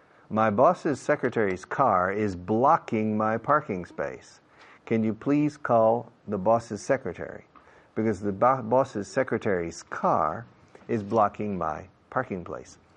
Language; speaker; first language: English; native; English